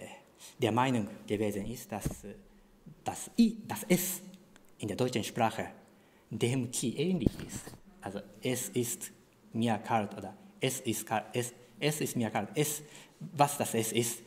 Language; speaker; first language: German; non-native, fluent; Japanese